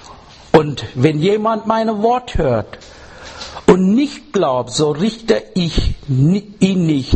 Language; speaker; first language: German; non-native, fluent; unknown